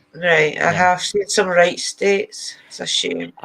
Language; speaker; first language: English; native; English